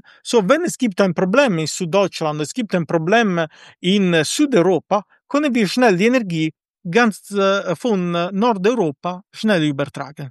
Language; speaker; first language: German; non-native, fluent; Italian